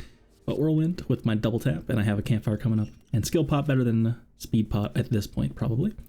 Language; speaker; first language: English; native; English